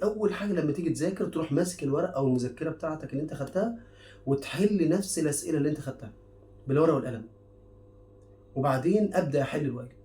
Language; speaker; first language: Arabic; native; Arabic